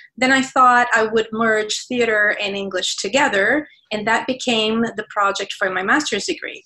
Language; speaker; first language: English; non-native, fluent; Portuguese